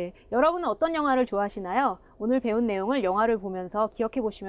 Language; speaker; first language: Korean; native; Korean